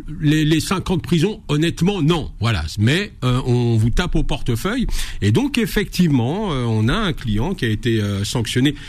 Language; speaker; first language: French; native; French